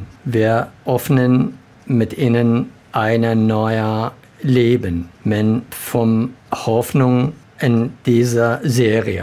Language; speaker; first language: German; non-native, learner; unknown